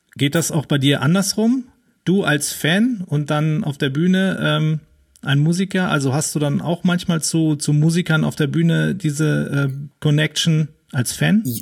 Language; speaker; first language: German; native; German